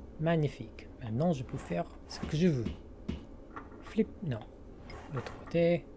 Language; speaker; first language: French; non-native, learner; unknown